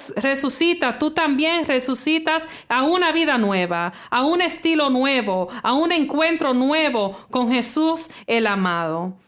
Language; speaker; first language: Spanish; early bilingual, heritage; English